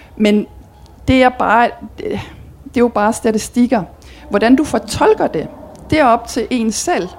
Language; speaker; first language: Danish; early bilingual, heritage; Danish